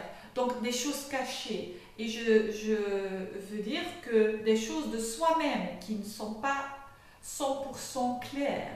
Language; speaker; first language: French; non-native, fluent; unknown